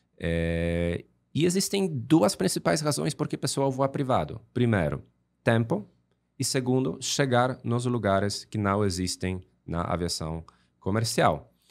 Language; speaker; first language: Portuguese; non-native, fluent; Polish